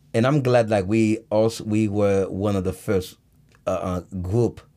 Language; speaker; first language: English; early bilingual, other home language; Haitian Creole